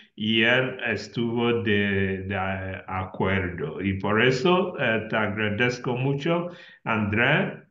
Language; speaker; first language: Spanish; non-native, learner; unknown